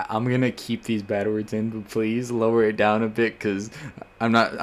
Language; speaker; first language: English; native; English